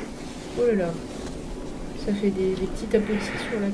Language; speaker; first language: French; native; French